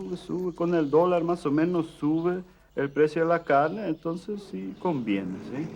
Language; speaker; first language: Spanish; early bilingual, heritage; Plautdietsch